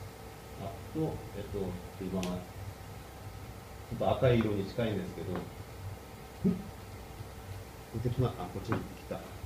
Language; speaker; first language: Japanese; non-native, fluent; Korean